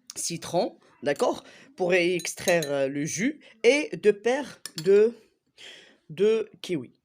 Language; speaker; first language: French; non-native, local second language; Arabic